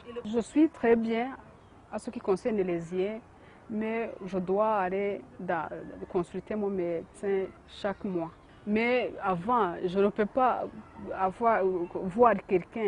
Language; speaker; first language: French; non-native, learner; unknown